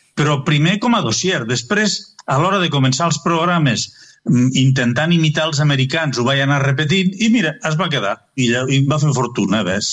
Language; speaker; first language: Catalan; native; Catalan